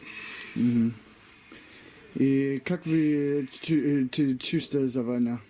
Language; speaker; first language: Russian; non-native, learner; English